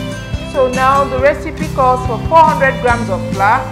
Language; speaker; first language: English; native; English